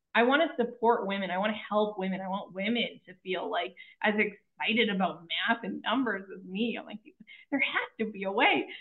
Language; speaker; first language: English; native; English